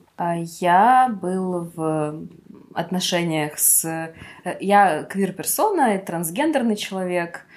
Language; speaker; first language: Russian; non-native, local second language; Ukrainian